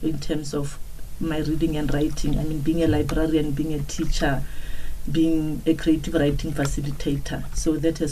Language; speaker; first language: English; non-native, local second language; Tswana